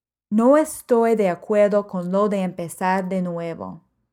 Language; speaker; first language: Spanish; non-native, fluent; English